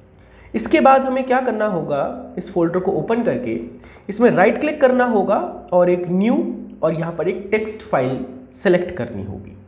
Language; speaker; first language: Hindi; native; Hindi